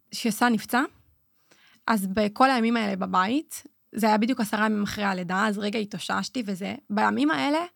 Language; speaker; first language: Hebrew; native; Hebrew